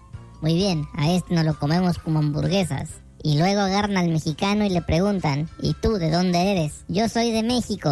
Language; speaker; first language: Spanish; native; Spanish